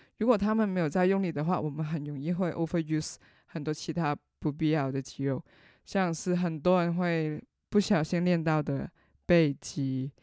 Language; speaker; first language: Chinese; non-native, local second language; Cantonese